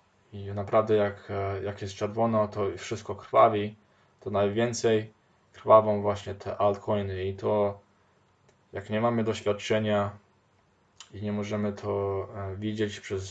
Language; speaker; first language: Polish; early bilingual, heritage; Polish